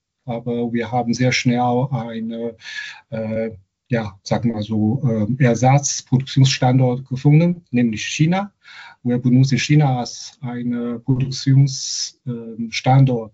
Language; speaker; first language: German; non-native, fluent; Chinese